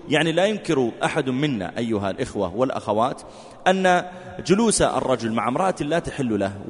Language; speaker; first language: Arabic; native; Arabic